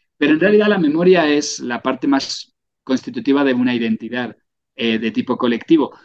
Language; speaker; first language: Spanish; native; Spanish